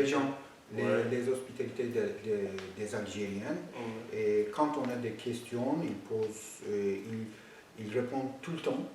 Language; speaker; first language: French; non-native, fluent; Turkish